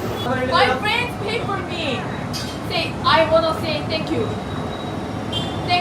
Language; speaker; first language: English; non-native, learner; Korean